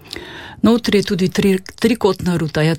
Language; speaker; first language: Slovenian; native; Slovenian